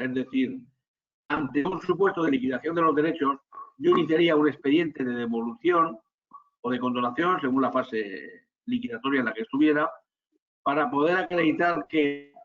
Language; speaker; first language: Spanish; native; Spanish